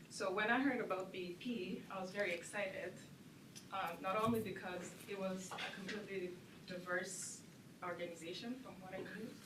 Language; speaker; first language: English; non-native, local second language; Kinyarwanda